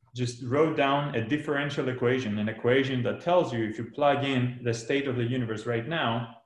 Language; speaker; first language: English; non-native, fluent; Greek